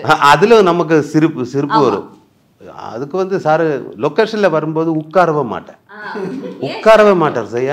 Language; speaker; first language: Tamil; non-native, learner; Malayalam